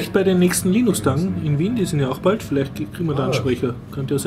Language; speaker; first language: German; native; German